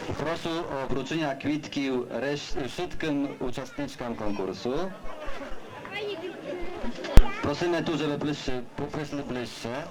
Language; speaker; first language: Polish; non-native, local second language; Rusyn